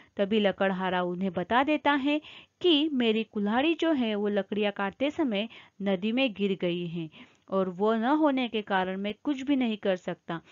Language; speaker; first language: Hindi; non-native, local second language; Marathi